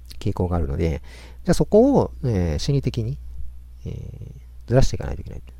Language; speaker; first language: Japanese; native; Japanese